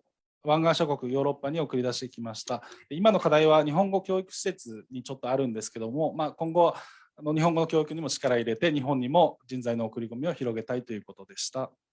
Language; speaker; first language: Japanese; native; Japanese